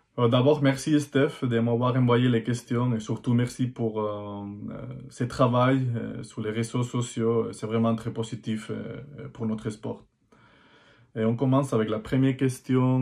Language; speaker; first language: French; non-native, fluent; Spanish